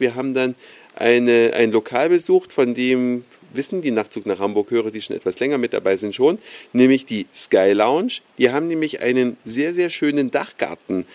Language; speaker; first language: German; native; German